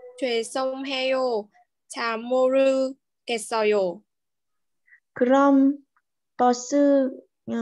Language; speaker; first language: Korean; non-native, learner; Vietnamese